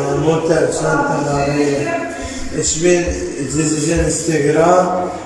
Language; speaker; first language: German; non-native, learner; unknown